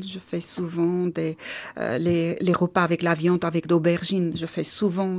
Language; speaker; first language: French; non-native, learner; Armenian